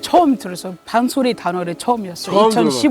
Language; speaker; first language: Korean; non-native, fluent; French